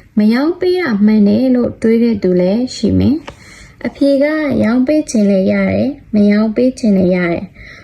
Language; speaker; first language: Burmese; non-native, local second language; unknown